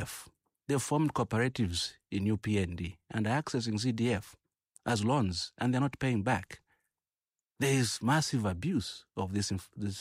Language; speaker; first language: English; non-native, local second language; Bemba